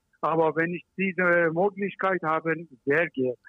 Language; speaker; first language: German; non-native, learner; Persian